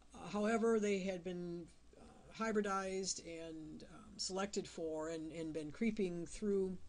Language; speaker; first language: English; native; English